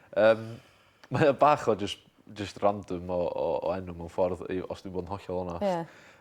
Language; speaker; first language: Welsh; native; Welsh